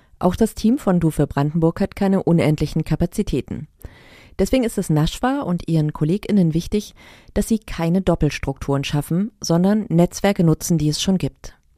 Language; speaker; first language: German; native; German